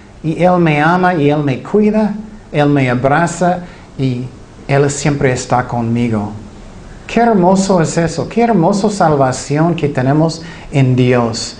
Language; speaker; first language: Spanish; non-native, fluent; English